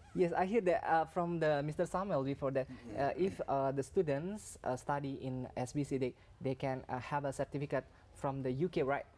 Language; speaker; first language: English; non-native, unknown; Indonesian